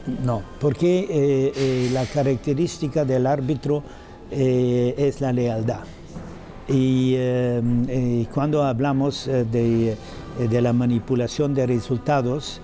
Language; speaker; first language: Spanish; non-native, fluent; German